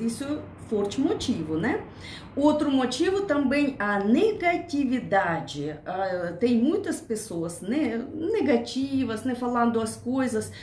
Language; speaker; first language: Portuguese; non-native, learner; Russian